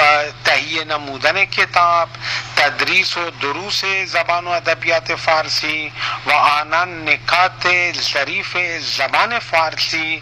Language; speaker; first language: Persian; non-native, fluent; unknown